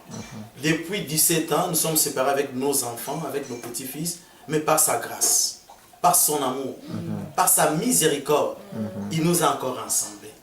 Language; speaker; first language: French; non-native, local second language; Lingala